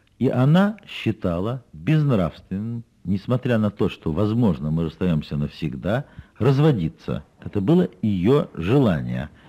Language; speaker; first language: Russian; native; Russian